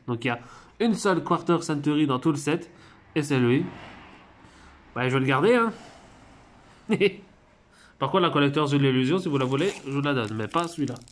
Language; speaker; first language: French; native; French